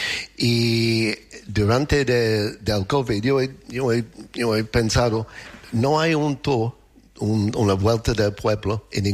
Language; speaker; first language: Spanish; non-native, learner; English